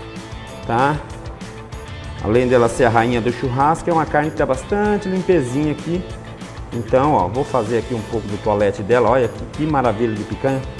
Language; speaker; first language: Portuguese; native; Portuguese